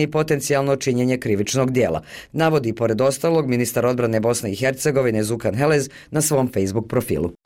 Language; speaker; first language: Serbian; native; Serbian